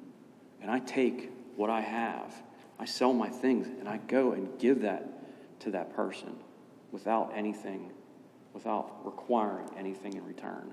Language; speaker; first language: English; native; English